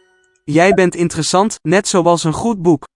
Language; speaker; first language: Dutch; non-native, learner; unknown